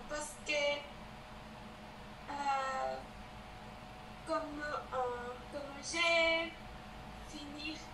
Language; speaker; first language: French; non-native, learner; Spanish